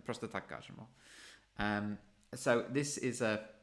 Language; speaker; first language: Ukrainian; non-native, fluent; English